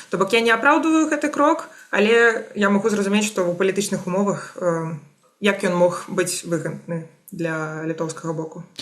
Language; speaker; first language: Belarusian; non-native, local second language; Russian